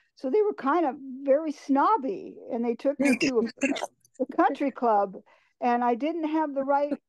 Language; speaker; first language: English; native; English